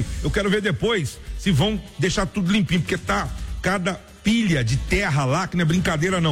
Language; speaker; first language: Portuguese; native; Portuguese